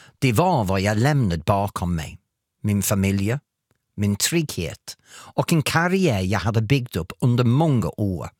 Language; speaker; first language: Swedish; non-native, fluent; English